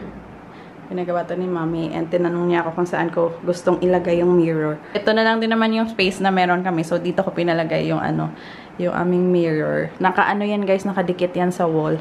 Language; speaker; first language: Filipino; non-native, local second language; Hiligaynon